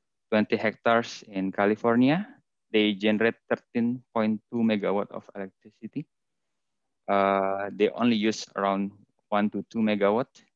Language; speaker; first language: English; non-native, fluent; Indonesian